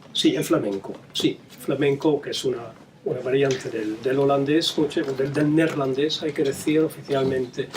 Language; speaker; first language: Spanish; non-native, fluent; Dutch